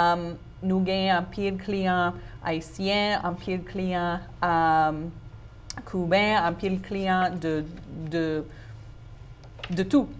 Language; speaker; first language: Haitian Creole; non-native, learner; English